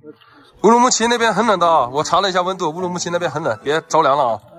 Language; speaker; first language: Chinese; native; Chinese